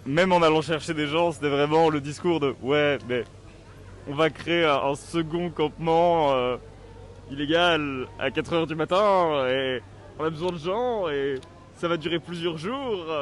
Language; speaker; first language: French; native; French